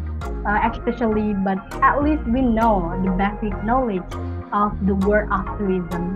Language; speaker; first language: English; non-native, learner; Indonesian